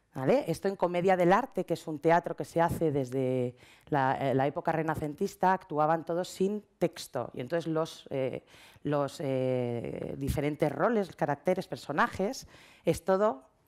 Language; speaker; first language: Spanish; native; Spanish